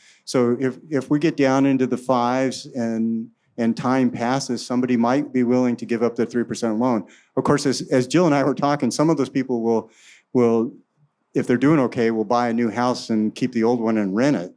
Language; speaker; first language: English; native; English